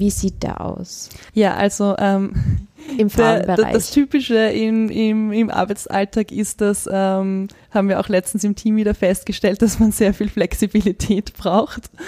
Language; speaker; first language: German; native; German